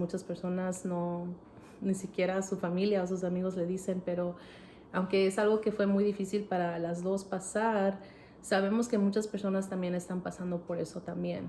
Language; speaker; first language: Spanish; early bilingual, heritage; Spanish